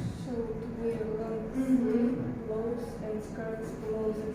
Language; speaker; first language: English; non-native, learner; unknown